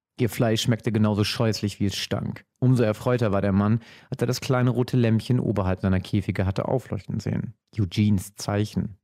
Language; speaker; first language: German; native; German